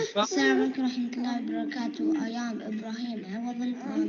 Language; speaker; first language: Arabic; native; Arabic